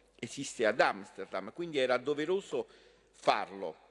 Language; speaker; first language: Italian; native; Italian